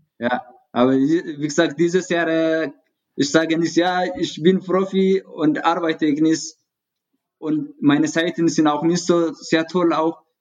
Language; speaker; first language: German; non-native, learner; Tigrinya